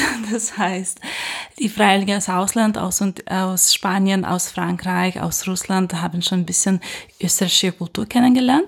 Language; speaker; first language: German; non-native, fluent; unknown